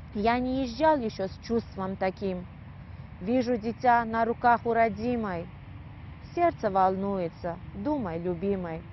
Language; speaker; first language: Russian; non-native, fluent; Persian